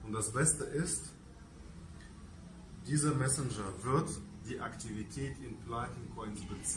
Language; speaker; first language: German; non-native, fluent; Russian